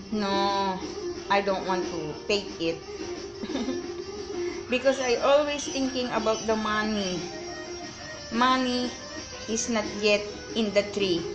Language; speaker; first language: English; non-native, learner; Filipino